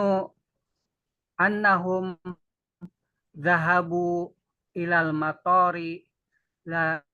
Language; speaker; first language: Arabic; non-native, learner; Indonesian